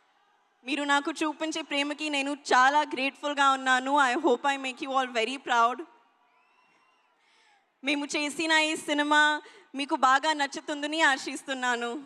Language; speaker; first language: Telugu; non-native, learner; Hindi